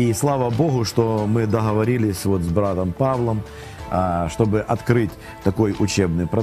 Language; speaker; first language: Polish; non-native, learner; Ukrainian